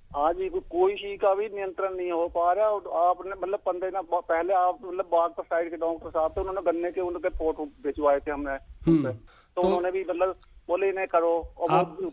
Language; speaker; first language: Hindi; native; Hindi